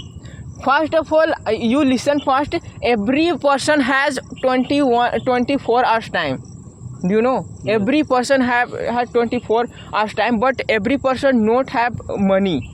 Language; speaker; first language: English; non-native, learner; Hindi